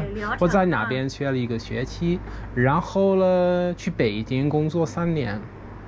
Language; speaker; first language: Chinese; non-native, fluent; English